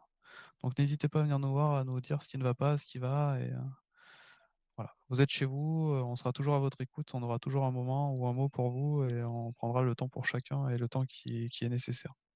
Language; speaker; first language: French; native; French